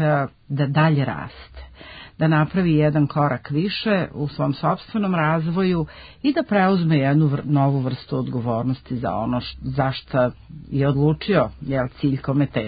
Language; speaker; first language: Serbian; native; Serbian